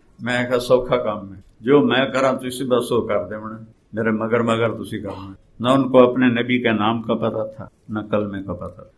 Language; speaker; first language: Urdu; non-native, local second language; Saraiki